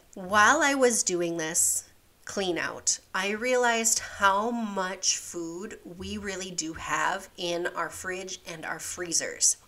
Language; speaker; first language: English; native; English